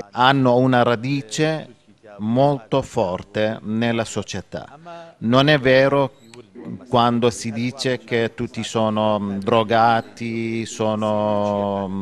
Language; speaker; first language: Italian; non-native, fluent; Kurdish